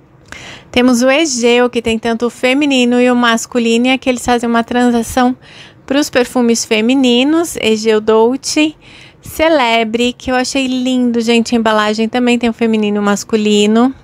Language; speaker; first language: Portuguese; native; Portuguese